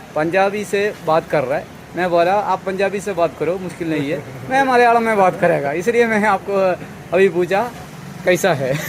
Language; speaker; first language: Hindi; non-native, local second language; Malayalam